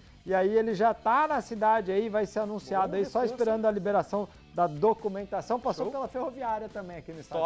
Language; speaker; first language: Portuguese; native; Portuguese